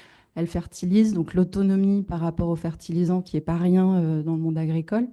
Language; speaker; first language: French; native; French